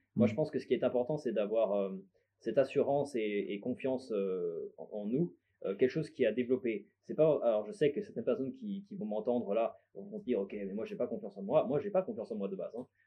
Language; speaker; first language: French; native; French